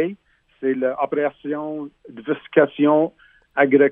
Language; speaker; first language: French; non-native, learner; English